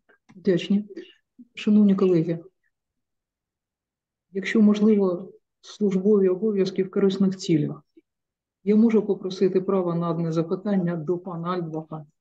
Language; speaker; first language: Ukrainian; native; Ukrainian